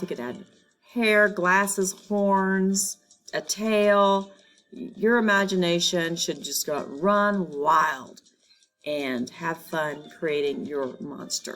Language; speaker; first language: English; native; English